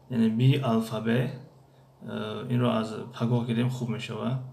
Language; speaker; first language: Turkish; non-native, fluent; Tajik